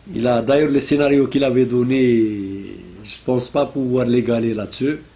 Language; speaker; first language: French; non-native, local second language; Arabic